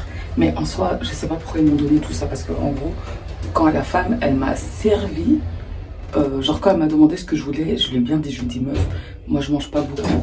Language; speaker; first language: French; native; French